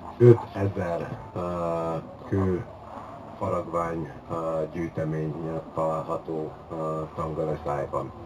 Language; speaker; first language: Hungarian; early bilingual, heritage; Hungarian